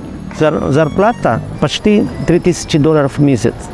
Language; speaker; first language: Russian; non-native, fluent; Spanish